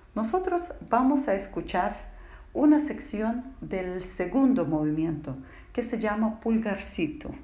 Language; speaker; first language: Spanish; non-native, fluent; Russian